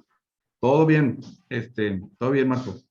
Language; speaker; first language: Spanish; native; Spanish